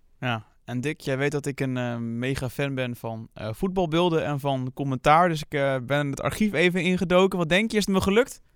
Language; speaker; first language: Dutch; native; Dutch